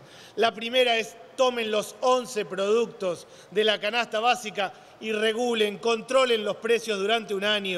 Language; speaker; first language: Spanish; native; Spanish